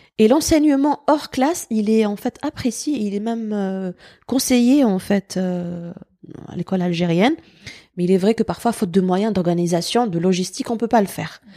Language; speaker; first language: French; non-native, local second language; Berber languages